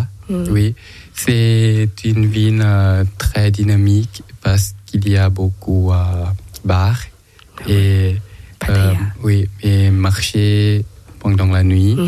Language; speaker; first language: French; non-native, learner; Thai